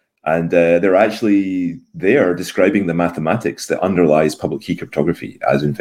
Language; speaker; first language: English; native; English